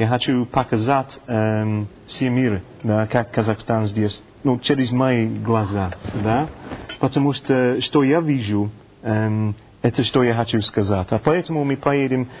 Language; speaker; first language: Russian; non-native, learner; English